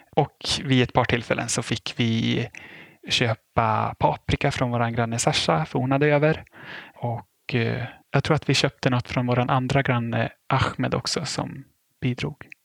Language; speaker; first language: Swedish; native; Swedish